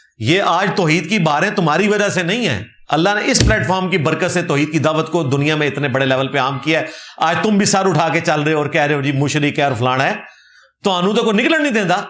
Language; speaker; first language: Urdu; non-native, local second language; Punjabi